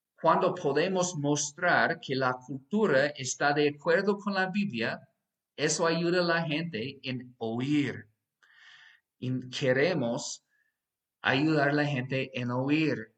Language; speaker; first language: Spanish; non-native, fluent; English